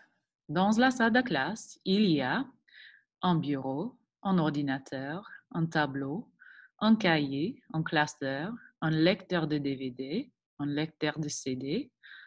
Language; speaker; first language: French; non-native, fluent; English